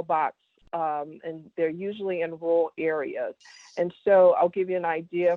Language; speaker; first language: English; native; English